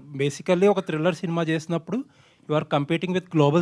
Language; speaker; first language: Telugu; native; Telugu